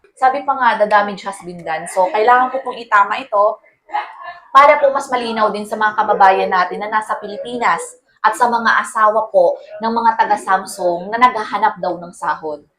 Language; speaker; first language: Filipino; native; Filipino